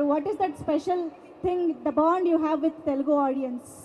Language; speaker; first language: Telugu; native; Telugu